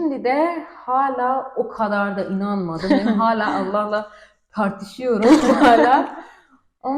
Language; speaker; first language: Turkish; non-native, learner; Persian